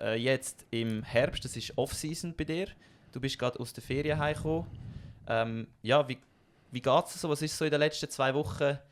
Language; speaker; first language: German; native; German